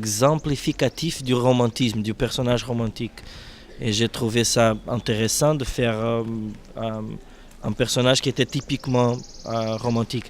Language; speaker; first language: French; non-native, fluent; Portuguese